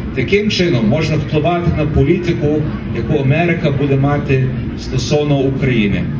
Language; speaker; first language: Ukrainian; early bilingual, heritage; Ukrainian